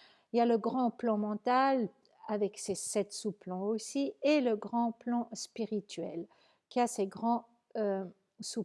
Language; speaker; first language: French; native; French